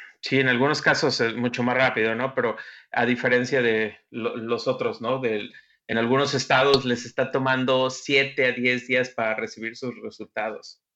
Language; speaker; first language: Spanish; native; Spanish